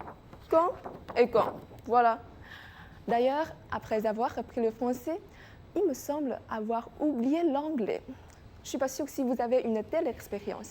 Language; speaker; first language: French; non-native, fluent; Chinese